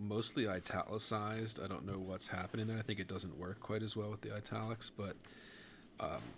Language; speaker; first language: English; native; English